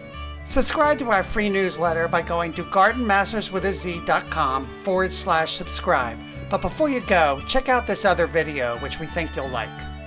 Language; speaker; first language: English; native; English